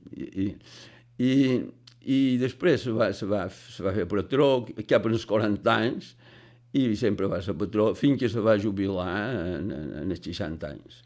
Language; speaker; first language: Catalan; native; Catalan